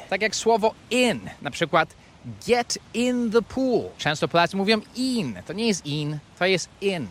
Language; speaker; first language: Polish; non-native, fluent; English